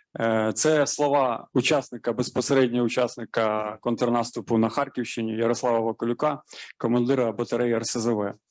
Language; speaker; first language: Ukrainian; native; Ukrainian